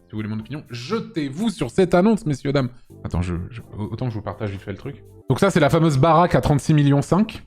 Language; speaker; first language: French; native; French